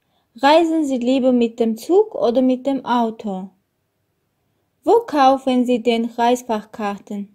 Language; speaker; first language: German; non-native, fluent; Armenian